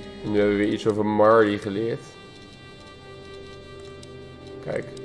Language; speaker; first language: Dutch; native; Dutch